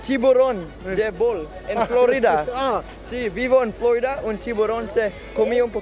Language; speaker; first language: Spanish; non-native, learner; English